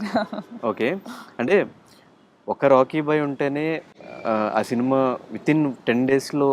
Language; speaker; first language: Telugu; native; Telugu